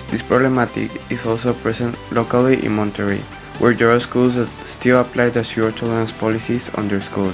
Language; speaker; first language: English; non-native, local second language; Spanish